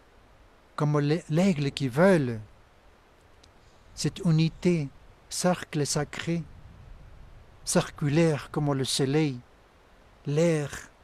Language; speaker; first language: French; non-native, fluent; Spanish